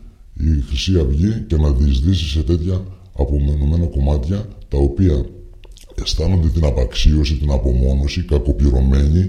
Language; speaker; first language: Greek; native; Greek